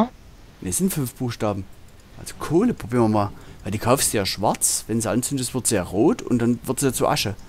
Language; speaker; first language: German; native; German